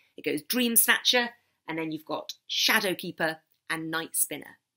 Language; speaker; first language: English; native; English